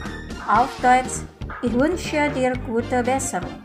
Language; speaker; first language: German; non-native, fluent; Indonesian